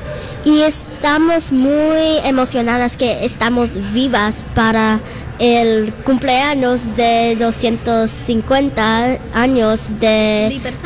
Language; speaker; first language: Spanish; non-native, learner; English